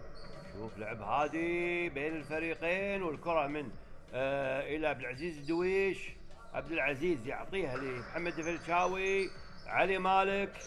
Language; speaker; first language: Arabic; native; Arabic